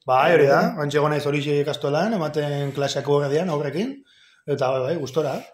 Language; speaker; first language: Basque; non-native, local second language; Spanish